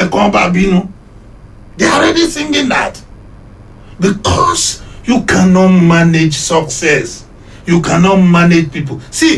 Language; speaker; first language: English; non-native, local second language; Yoruba